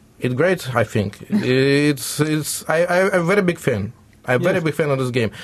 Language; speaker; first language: English; non-native, learner; Russian